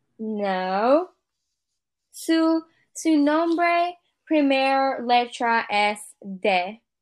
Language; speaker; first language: Spanish; non-native, learner; English